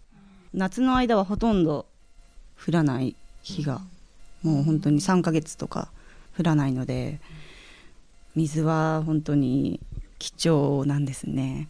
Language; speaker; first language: Japanese; native; Japanese